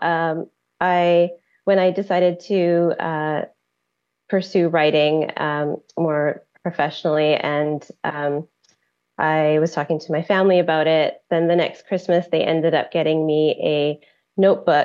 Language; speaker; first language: English; native; English